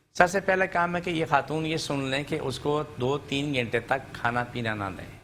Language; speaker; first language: Urdu; non-native, local second language; Punjabi